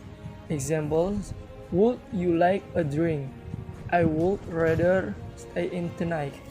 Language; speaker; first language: English; non-native, learner; Indonesian